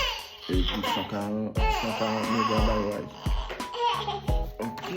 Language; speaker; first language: French; non-native, learner; Haitian Creole